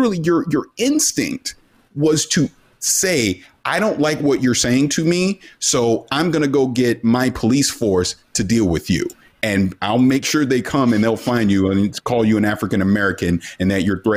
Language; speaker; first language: English; native; English